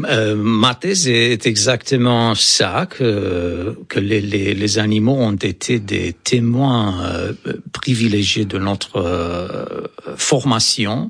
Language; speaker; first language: French; non-native, fluent; Romanian